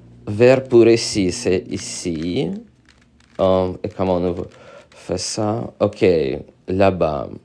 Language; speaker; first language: French; non-native, learner; Russian